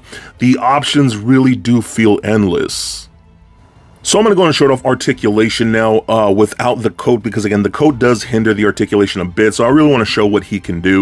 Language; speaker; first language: English; native; English